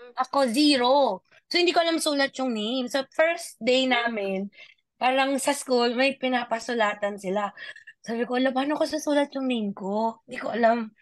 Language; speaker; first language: Filipino; native; Filipino